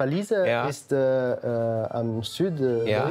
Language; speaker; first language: German; non-native, learner; Dutch